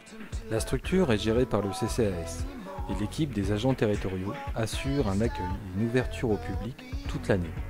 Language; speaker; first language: French; native; French